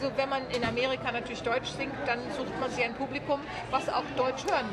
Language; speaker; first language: German; native; German